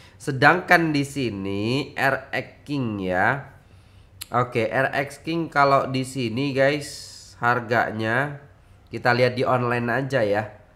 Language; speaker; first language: Indonesian; native; Indonesian